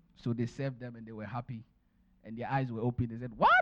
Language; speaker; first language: English; non-native, local second language; Akan